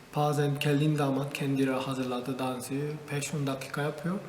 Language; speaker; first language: Turkish; non-native, learner; Korean